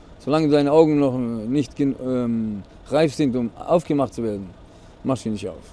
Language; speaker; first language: German; non-native, fluent; Portuguese